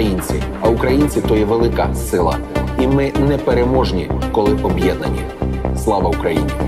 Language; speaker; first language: Ukrainian; native; Ukrainian